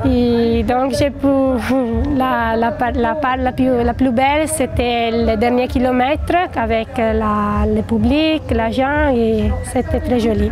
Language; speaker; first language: French; non-native, learner; Spanish